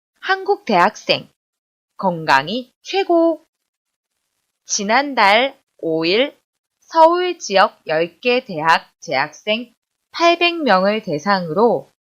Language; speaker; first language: Korean; non-native, fluent; Chinese